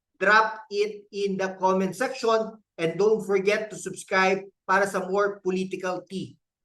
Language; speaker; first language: English; non-native, local second language; Filipino